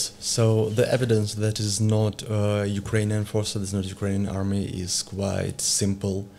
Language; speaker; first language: English; non-native, learner; Ukrainian